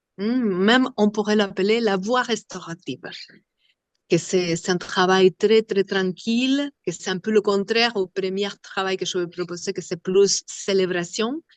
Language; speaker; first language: French; non-native, fluent; Spanish